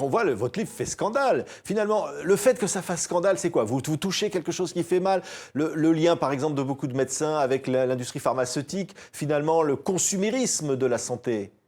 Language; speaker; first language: French; native; French